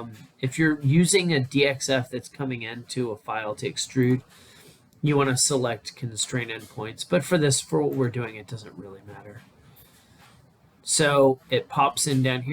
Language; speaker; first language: English; native; English